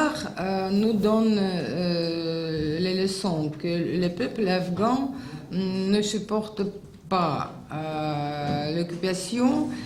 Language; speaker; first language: French; non-native, fluent; Russian